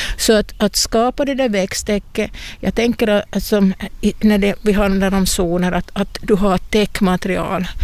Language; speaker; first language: Swedish; native; Swedish